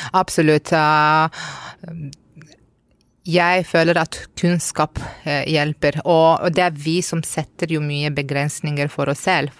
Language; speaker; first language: Norwegian; non-native, fluent; Romanian